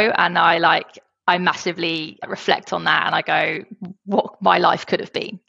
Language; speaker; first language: English; native; English